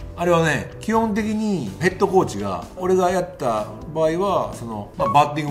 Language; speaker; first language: Japanese; native; Japanese